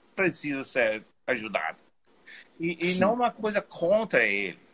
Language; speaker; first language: Portuguese; non-native, fluent; English